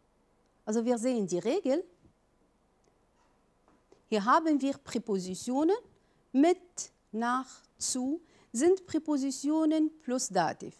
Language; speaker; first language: German; non-native, fluent; Arabic